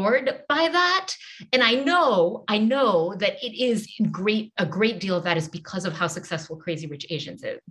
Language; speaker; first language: English; native; English